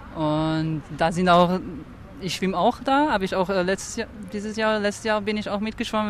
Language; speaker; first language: German; non-native, fluent; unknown